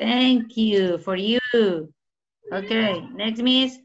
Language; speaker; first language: English; non-native, learner; Spanish